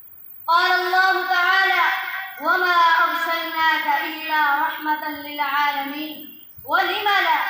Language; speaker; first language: Arabic; non-native, learner; Urdu